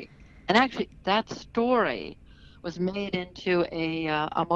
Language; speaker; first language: English; native; English